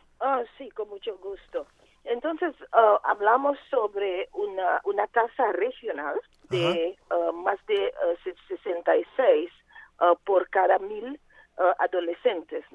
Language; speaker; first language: Spanish; non-native, fluent; Portuguese